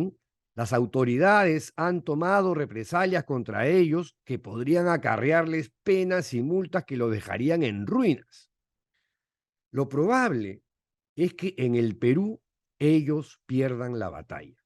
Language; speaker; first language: Spanish; native; Spanish